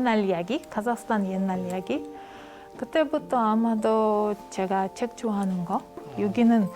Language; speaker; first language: Korean; non-native, learner; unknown